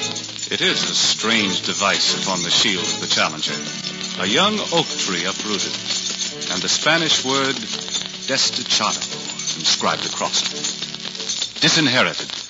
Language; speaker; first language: English; native; English